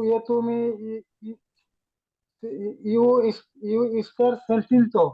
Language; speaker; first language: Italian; non-native, learner; Bangla